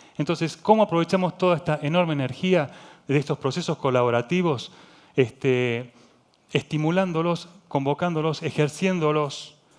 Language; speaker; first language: Spanish; native; Spanish